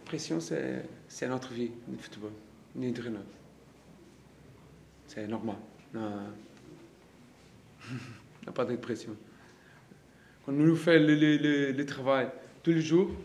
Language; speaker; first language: French; non-native, learner; Portuguese